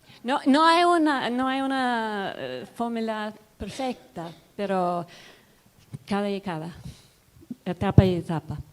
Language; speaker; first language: Spanish; non-native, learner; English